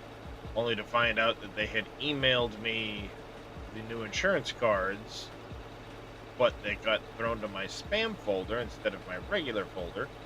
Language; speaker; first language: English; native; English